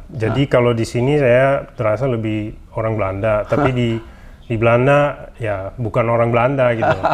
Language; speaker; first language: Indonesian; early bilingual, heritage; Dutch